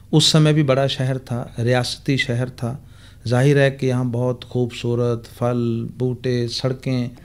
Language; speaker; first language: Hindi; non-native, local second language; Punjabi